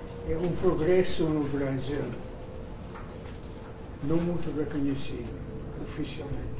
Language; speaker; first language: Portuguese; non-native, fluent; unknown